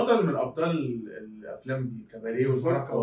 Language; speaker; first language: Arabic; native; Arabic